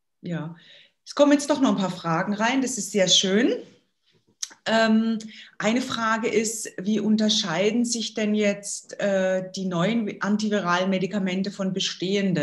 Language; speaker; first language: German; native; German